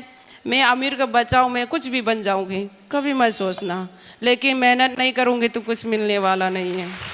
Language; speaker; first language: Hindi; non-native, local second language; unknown